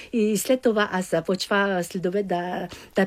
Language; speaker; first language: Bulgarian; non-native, learner; French